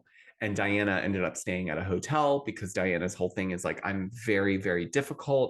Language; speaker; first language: English; native; English